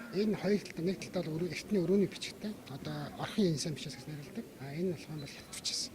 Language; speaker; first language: Mongolian; native; Mongolian